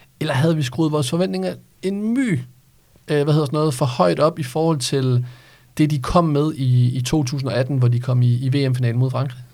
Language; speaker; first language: Danish; native; Danish